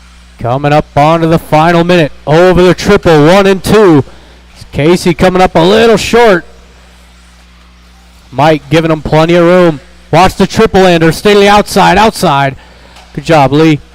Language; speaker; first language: English; native; English